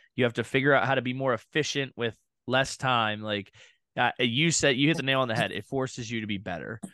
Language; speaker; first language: English; native; English